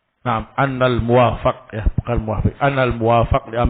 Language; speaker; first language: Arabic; non-native, fluent; Indonesian